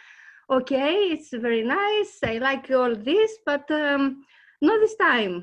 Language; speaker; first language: English; non-native, learner; Greek